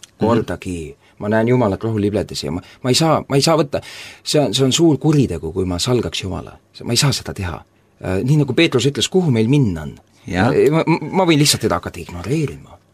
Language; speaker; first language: Estonian; native; Estonian